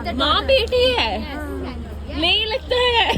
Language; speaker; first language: Hindi; non-native, local second language; Malayalam